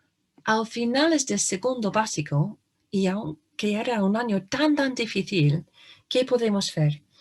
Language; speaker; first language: Spanish; non-native, fluent; English